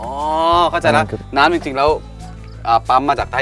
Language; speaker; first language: Thai; native; Thai